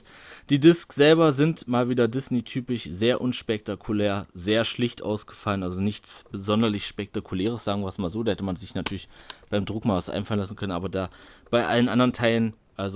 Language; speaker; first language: German; native; German